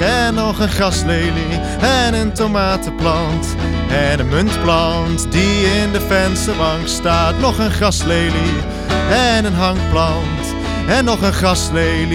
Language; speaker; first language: Dutch; native; Dutch